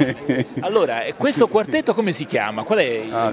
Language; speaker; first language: Italian; native; Italian